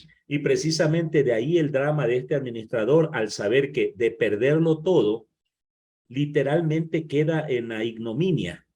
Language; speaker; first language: Spanish; native; Spanish